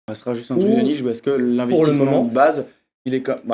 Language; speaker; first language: French; native; French